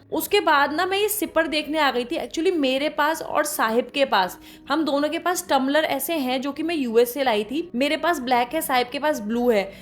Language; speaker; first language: Hindi; native; Hindi